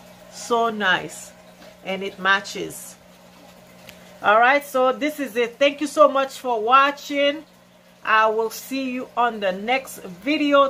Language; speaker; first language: English; non-native, fluent; Haitian Creole